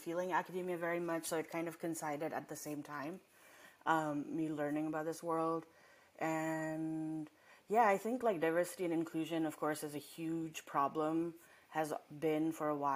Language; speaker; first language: English; non-native, local second language; Nepali